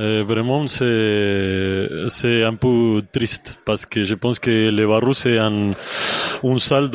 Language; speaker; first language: French; non-native, fluent; Spanish